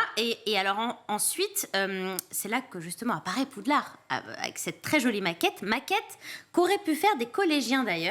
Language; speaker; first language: French; native; French